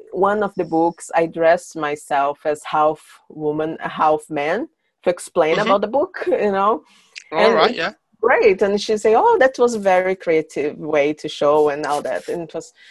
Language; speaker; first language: English; non-native, fluent; Portuguese